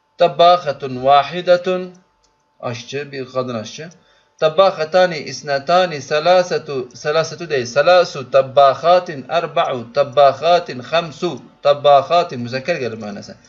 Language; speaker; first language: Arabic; non-native, learner; Turkish